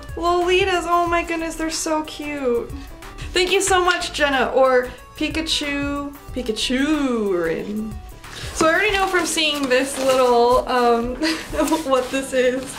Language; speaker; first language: English; native; English